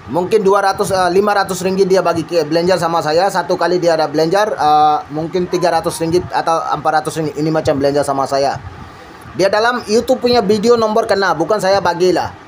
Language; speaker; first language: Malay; non-native, learner; Bangla